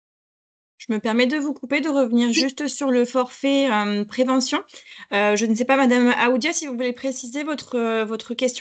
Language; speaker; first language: French; native; French